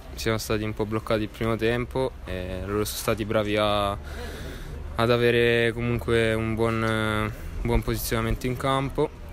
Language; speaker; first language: Italian; native; Italian